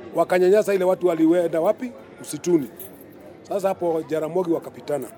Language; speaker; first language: Swahili; non-native, local second language; Kikuyu